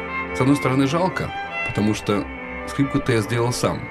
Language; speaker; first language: Russian; native; Russian